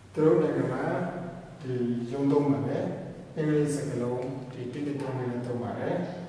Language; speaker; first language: Burmese; native; Burmese